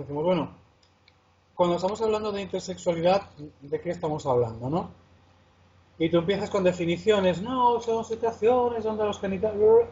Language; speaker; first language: Spanish; native; Spanish